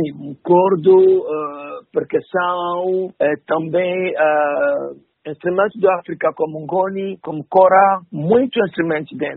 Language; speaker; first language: Portuguese; non-native, learner; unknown